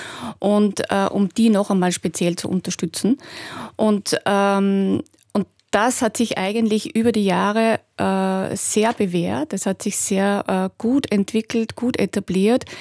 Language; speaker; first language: German; native; German